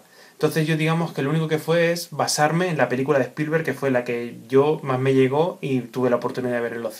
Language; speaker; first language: Spanish; native; Spanish